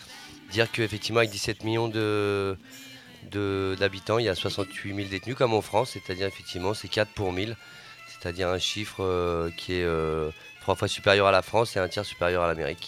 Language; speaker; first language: French; native; French